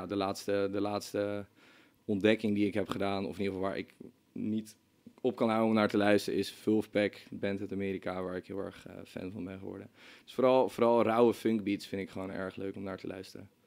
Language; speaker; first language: Dutch; native; Dutch